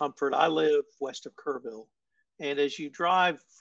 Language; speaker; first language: English; native; English